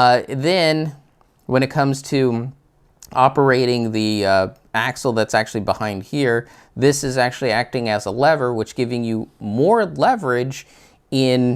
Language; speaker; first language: English; native; English